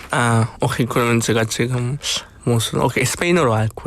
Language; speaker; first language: Korean; non-native, fluent; Spanish